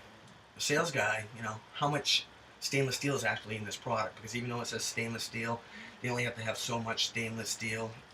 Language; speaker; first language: English; native; English